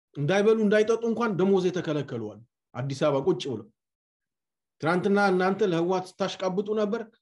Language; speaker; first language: Amharic; non-native, local second language; Tigrinya